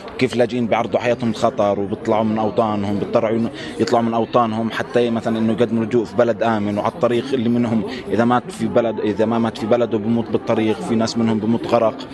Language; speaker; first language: Arabic; native; Arabic